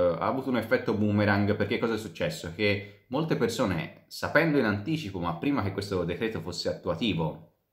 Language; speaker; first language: Italian; native; Italian